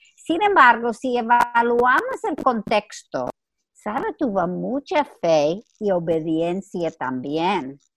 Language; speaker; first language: Spanish; native; Spanish